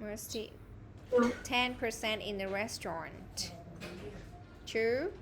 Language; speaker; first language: English; non-native, fluent; Vietnamese